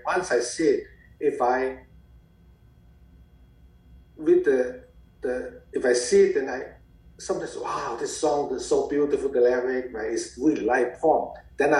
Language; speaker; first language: English; non-native, fluent; Chinese